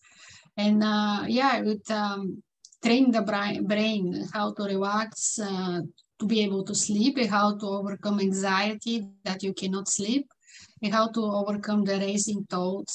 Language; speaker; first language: English; non-native, fluent; Bulgarian